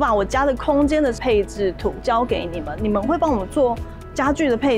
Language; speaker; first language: Chinese; native; Chinese